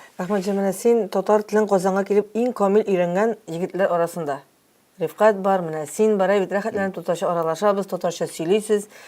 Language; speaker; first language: Tatar; native; Tatar